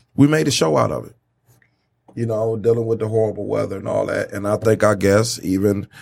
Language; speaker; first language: English; native; English